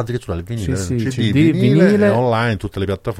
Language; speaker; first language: Italian; native; Italian